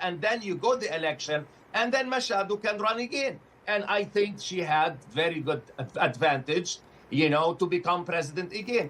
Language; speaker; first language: English; non-native, fluent; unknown